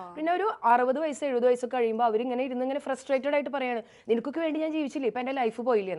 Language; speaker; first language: Malayalam; native; Malayalam